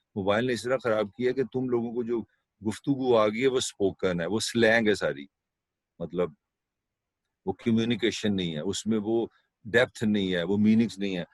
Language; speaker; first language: Urdu; non-native, local second language; Punjabi